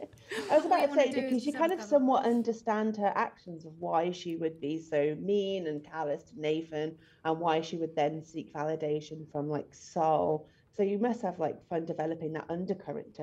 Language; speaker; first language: English; native; English